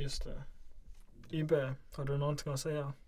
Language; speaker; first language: Swedish; non-native, local second language; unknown